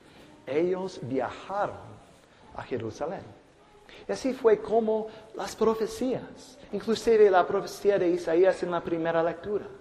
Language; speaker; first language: Spanish; non-native, fluent; English